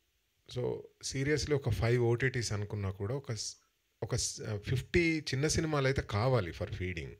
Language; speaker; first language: Telugu; native; Telugu